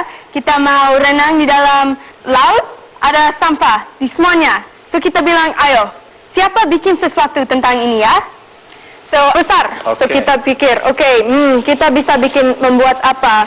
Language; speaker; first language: Indonesian; non-native, local second language; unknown